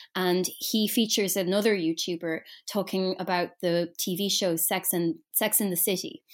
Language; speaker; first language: English; native; English